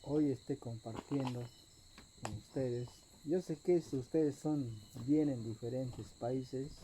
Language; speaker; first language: Spanish; non-native, local second language; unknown